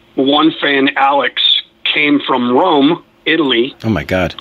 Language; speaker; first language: English; native; English